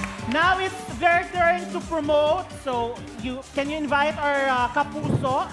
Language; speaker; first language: English; non-native, local second language; Filipino